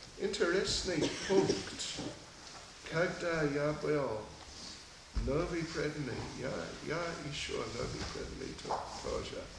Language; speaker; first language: Russian; non-native, learner; English